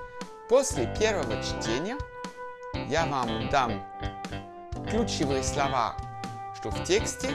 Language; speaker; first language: Russian; non-native, fluent; French